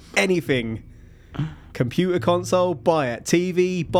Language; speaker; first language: English; native; English